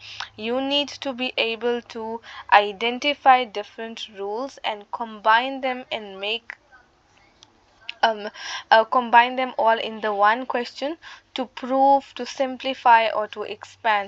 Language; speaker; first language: English; non-native, local second language; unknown